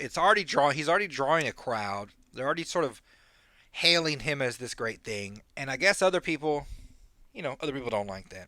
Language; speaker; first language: English; native; English